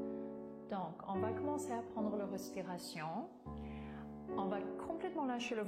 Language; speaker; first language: French; non-native, fluent; English